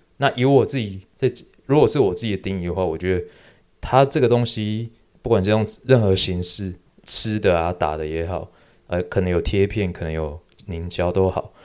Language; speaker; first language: Chinese; native; Chinese